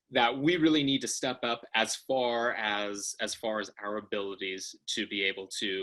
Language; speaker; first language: English; native; English